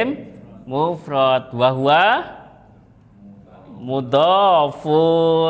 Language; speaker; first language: Arabic; non-native, fluent; Indonesian